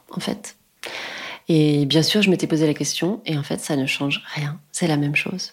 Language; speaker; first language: French; native; French